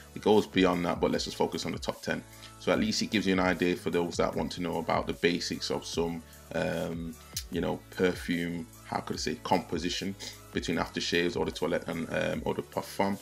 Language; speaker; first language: English; native; English